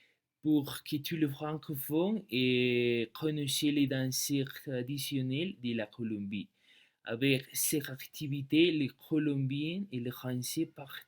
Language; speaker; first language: French; non-native, learner; Spanish